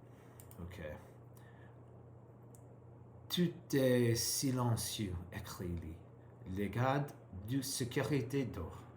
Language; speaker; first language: French; non-native, learner; English